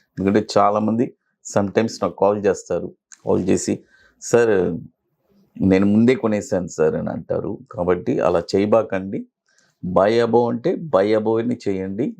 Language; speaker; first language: Telugu; native; Telugu